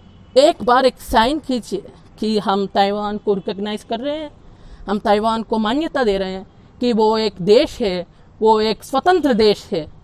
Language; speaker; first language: Hindi; non-native, local second language; Telugu